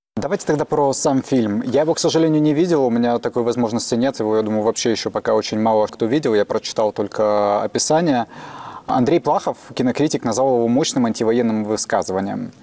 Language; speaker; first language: Russian; native; Russian